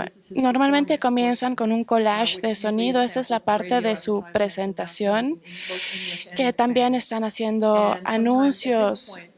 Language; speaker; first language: Spanish; non-native, fluent; English